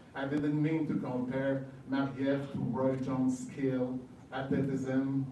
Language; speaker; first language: English; non-native, fluent; French